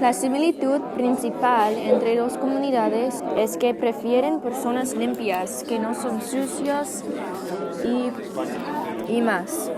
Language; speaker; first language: Spanish; non-native, fluent; English